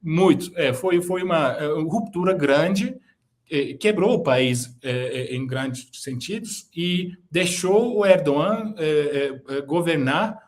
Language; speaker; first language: Portuguese; non-native, fluent; Turkish